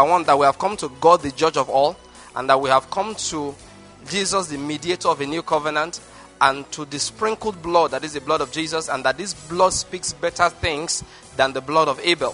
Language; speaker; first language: English; non-native, local second language; Igbo